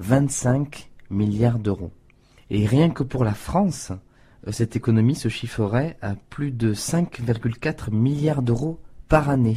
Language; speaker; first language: French; native; French